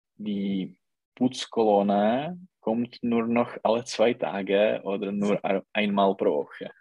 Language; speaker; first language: German; non-native, learner; Czech